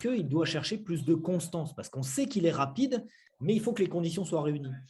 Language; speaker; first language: French; native; French